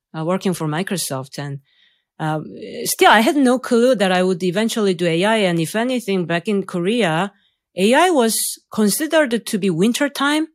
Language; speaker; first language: English; non-native, fluent; Korean